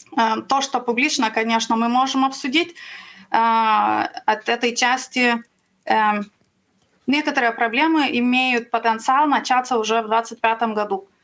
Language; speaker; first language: Russian; non-native, learner; Lithuanian